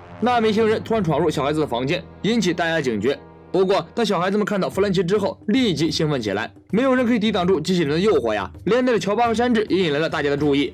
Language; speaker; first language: Chinese; native; Chinese